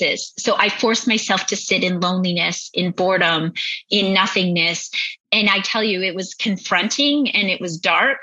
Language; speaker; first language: English; native; English